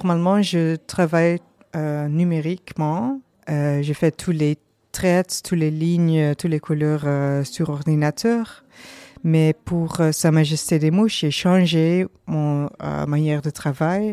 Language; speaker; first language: French; non-native, learner; Dutch